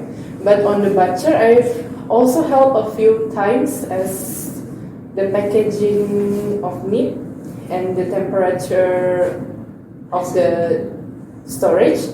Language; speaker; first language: English; non-native, learner; Indonesian